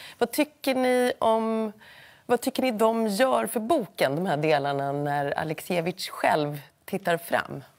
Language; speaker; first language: Swedish; native; Swedish